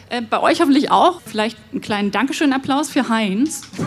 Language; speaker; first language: German; native; German